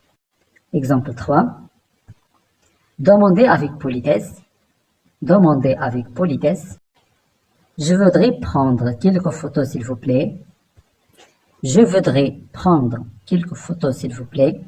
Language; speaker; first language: French; non-native, local second language; Arabic